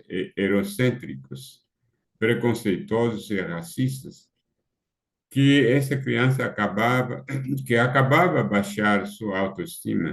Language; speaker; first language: Portuguese; non-native, fluent; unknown